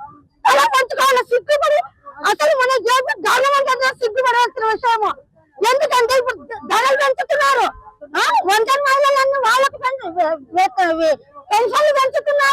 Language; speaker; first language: Telugu; native; Telugu